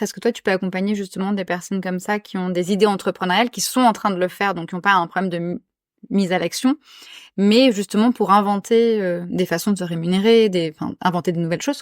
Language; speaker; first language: French; native; French